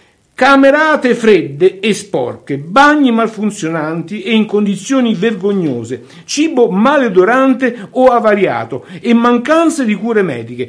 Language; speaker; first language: Italian; native; Italian